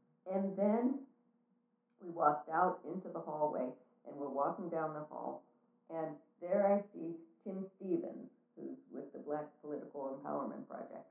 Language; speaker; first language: English; native; English